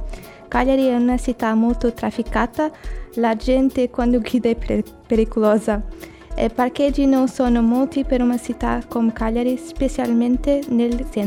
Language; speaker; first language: Italian; non-native, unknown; Portuguese